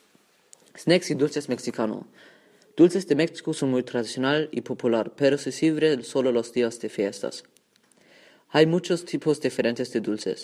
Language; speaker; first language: Spanish; non-native, learner; German